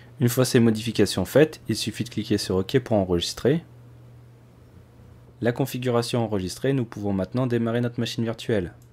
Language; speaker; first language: French; native; French